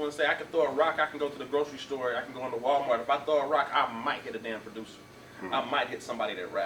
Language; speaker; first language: English; native; English